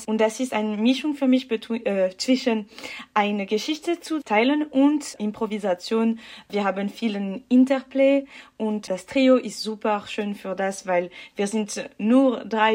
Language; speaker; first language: German; non-native, local second language; French